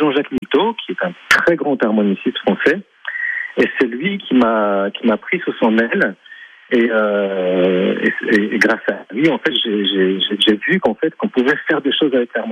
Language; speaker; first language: French; non-native, fluent; Polish